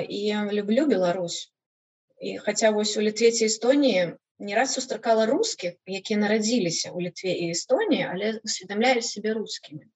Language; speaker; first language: Belarusian; non-native, local second language; Russian